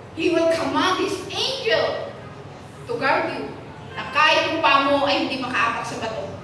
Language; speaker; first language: Filipino; non-native, local second language; Hiligaynon